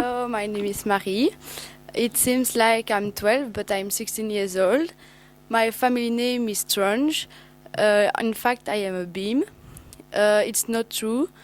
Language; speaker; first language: English; non-native, learner; French